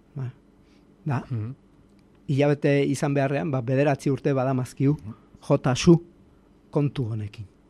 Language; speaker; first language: Basque; native; Basque